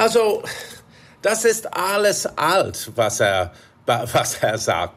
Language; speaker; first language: German; non-native, fluent; English